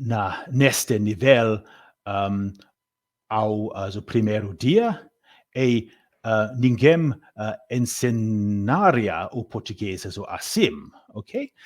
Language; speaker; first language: Portuguese; non-native, learner; English